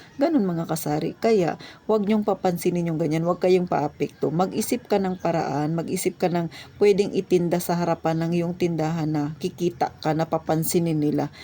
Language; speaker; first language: Filipino; non-native, local second language; Cebuano